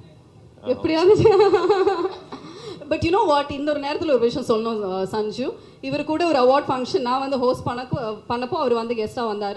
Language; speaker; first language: Tamil; native; Tamil